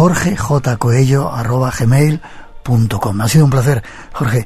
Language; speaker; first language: Spanish; native; Spanish